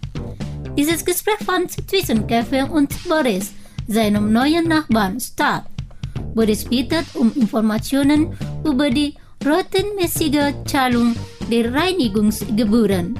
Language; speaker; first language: German; non-native, fluent; Indonesian